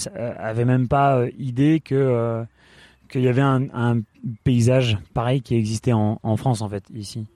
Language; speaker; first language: French; native; French